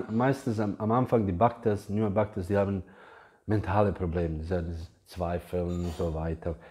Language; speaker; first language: German; non-native, fluent; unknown